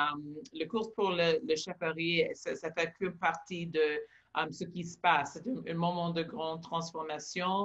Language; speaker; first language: French; non-native, local second language; English